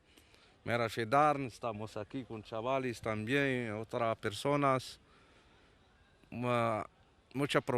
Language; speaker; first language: Spanish; non-native, learner; Arabic